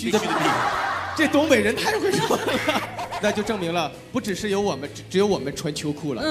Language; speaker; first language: Chinese; native; Chinese